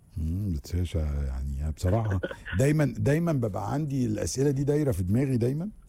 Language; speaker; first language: Egyptian Arabic; native; Egyptian Arabic